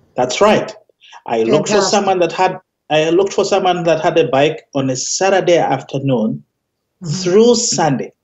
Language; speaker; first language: English; non-native, local second language; Ganda